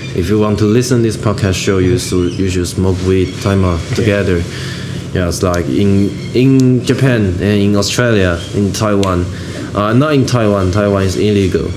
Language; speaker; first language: English; non-native, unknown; Chinese